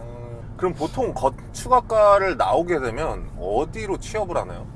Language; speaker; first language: Korean; native; Korean